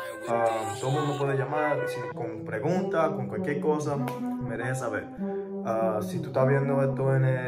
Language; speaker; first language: Spanish; early bilingual, heritage; English